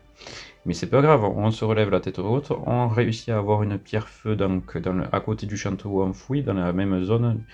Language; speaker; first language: French; native; French